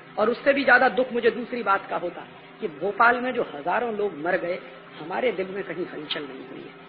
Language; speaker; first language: Hindi; native; Hindi